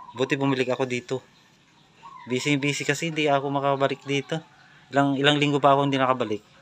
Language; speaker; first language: Filipino; native; Filipino